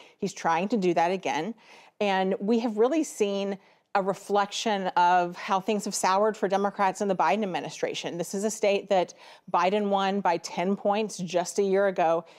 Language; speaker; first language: English; native; English